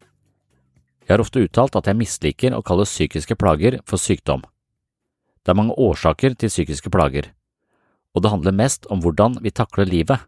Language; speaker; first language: Norwegian; native; Norwegian